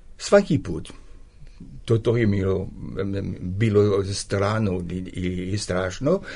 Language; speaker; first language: Serbian; non-native, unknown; French